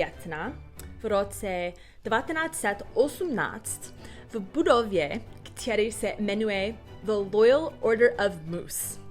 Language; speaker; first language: Czech; non-native, learner; English